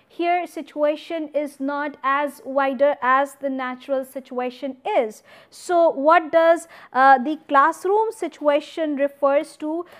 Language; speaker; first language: English; non-native, local second language; Hindi